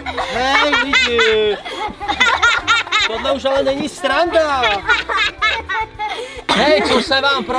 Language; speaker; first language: Czech; native; Czech